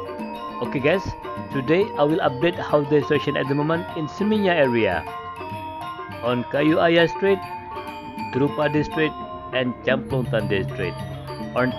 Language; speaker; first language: English; non-native, fluent; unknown